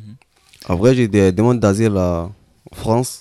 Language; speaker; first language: French; non-native, learner; Arabic